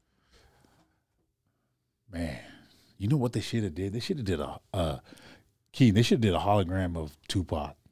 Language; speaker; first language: English; native; English